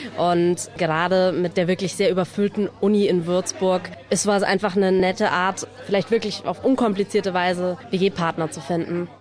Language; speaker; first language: German; native; German